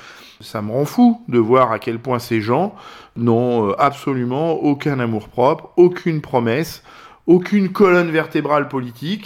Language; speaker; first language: French; native; French